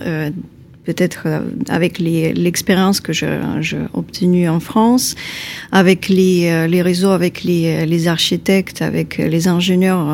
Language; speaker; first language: French; non-native, fluent; Ukrainian